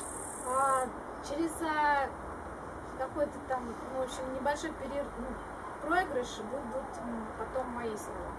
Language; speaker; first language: Russian; native; Russian